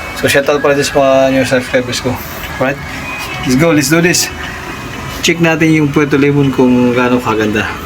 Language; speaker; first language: Filipino; non-native, local second language; Cebuano